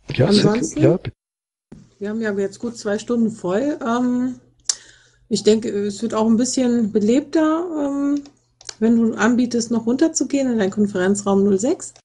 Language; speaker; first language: German; native; German